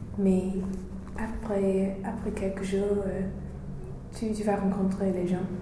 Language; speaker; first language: French; non-native, fluent; English